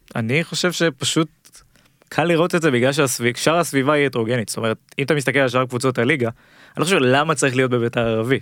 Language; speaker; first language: Hebrew; native; Hebrew